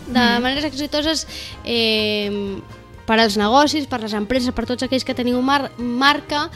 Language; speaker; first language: Catalan; native; Catalan